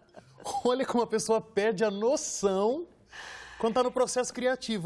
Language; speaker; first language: Portuguese; native; Portuguese